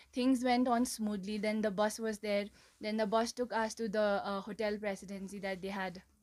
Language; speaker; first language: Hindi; non-native, local second language; Nepali